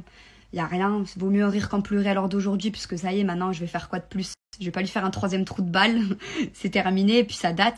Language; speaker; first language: French; native; French